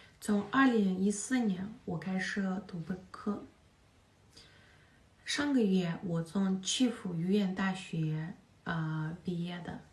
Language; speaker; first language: Chinese; non-native, fluent; Ukrainian